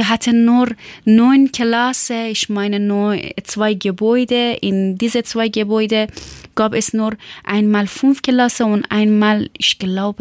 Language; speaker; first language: German; non-native, learner; Persian